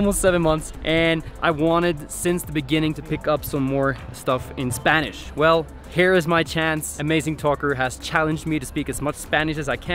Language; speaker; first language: English; non-native, fluent; Norwegian